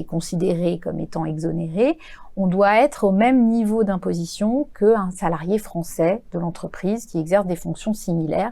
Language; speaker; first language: French; native; French